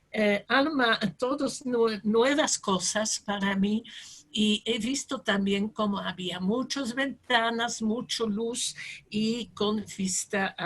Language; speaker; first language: Spanish; non-native, fluent; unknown